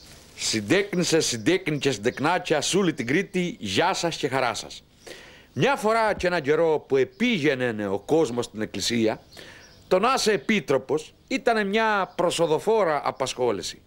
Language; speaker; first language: Greek; native; Greek